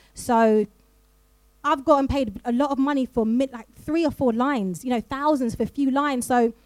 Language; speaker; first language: English; native; English